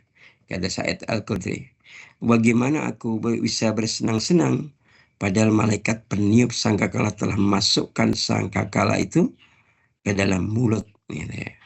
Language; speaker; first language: Indonesian; native; Indonesian